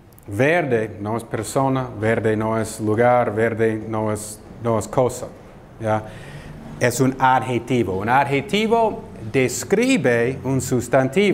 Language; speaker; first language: Spanish; non-native, fluent; English